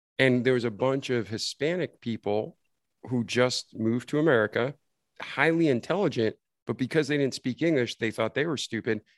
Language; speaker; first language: English; native; English